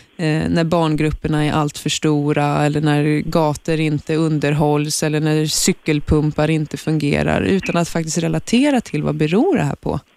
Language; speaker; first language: Swedish; native; Swedish